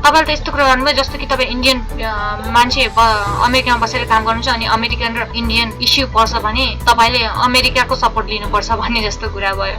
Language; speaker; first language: Nepali; native; Nepali